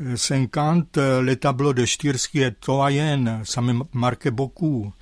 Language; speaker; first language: French; non-native, fluent; Czech